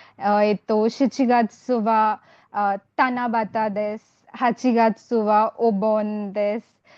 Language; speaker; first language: Japanese; non-native, learner; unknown